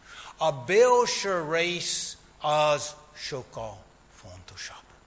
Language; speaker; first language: Hungarian; non-native, fluent; English